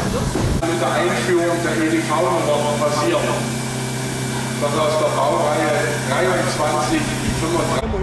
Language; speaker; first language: German; native; German